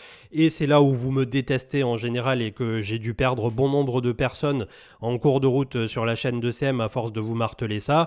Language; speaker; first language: French; native; French